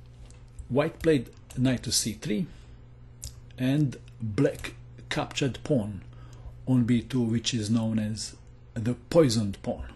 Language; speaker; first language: English; non-native, fluent; Croatian